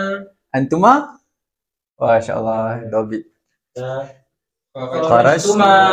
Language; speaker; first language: Arabic; non-native, learner; Malay